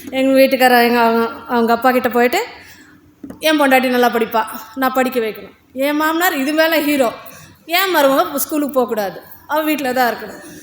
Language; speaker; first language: Tamil; non-native, local second language; Telugu